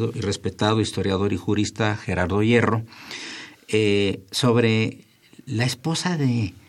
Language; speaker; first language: Spanish; native; Spanish